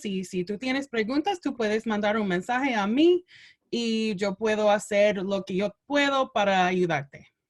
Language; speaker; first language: Spanish; non-native, learner; English